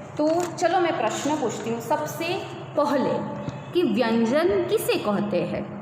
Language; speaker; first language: Hindi; non-native, local second language; Gujarati